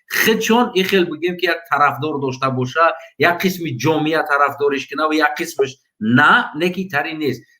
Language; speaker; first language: Tajik; native; Tajik